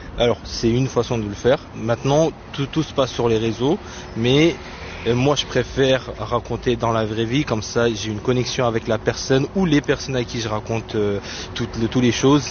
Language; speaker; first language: French; non-native, fluent; Tibetan